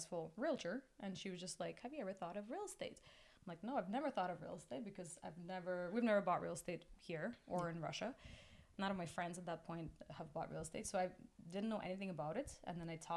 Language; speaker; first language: English; non-native, fluent; Russian